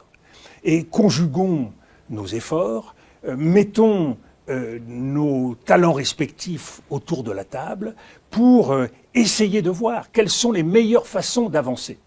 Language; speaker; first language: French; native; French